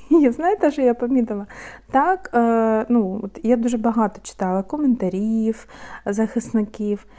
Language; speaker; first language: Ukrainian; non-native, local second language; Russian